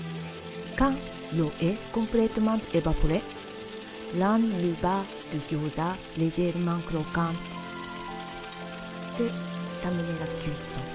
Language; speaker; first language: French; non-native, learner; Japanese